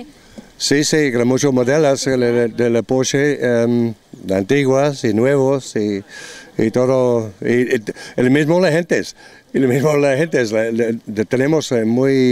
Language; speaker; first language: Spanish; non-native, learner; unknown